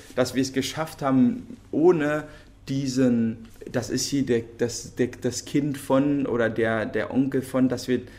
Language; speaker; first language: German; native; German